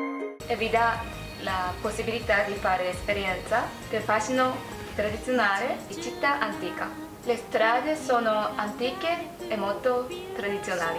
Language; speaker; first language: Italian; non-native, learner; Japanese